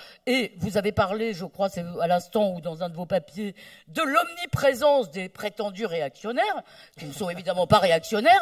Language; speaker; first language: French; native; French